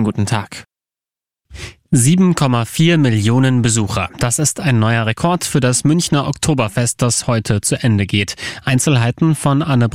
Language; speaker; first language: German; native; German